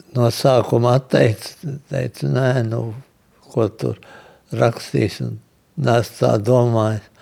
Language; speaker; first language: Latvian; native; Latvian